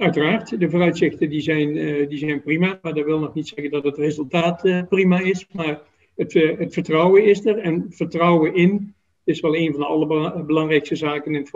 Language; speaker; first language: Dutch; native; Dutch